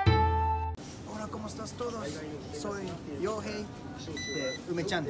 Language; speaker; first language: Spanish; non-native, learner; Japanese